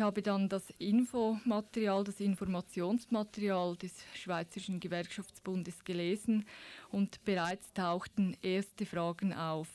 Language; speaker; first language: German; native; German